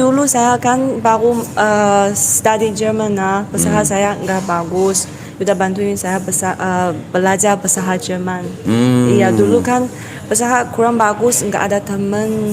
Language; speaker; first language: Indonesian; non-native, learner; Chinese